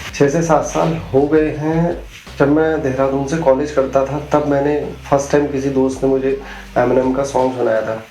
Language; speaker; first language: Hindi; native; Hindi